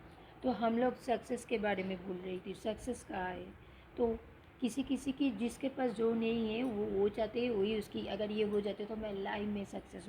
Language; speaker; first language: Hindi; non-native, local second language; Bangla